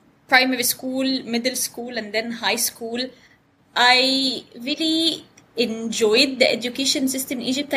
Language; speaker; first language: English; non-native, fluent; Arabic